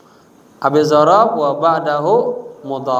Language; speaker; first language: Arabic; non-native, fluent; Indonesian